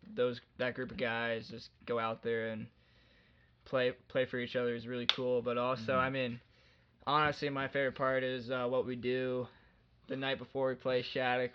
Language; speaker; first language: English; native; English